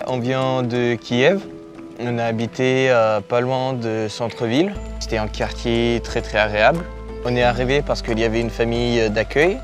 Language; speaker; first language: French; non-native, fluent; Ukrainian